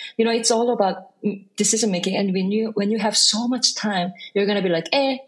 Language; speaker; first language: English; non-native, fluent; Korean